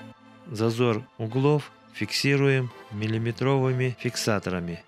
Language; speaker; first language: Russian; native; Russian